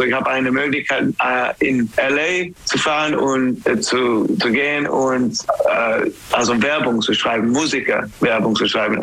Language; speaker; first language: German; non-native, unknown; English